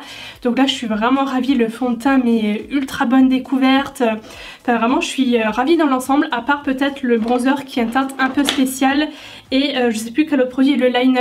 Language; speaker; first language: French; native; French